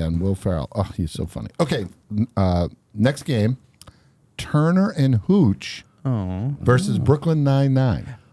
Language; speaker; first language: English; native; English